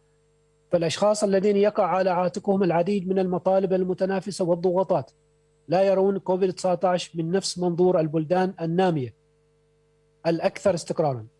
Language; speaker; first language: Arabic; native; Arabic